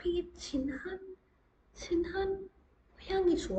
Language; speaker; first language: Korean; non-native, fluent; Hindi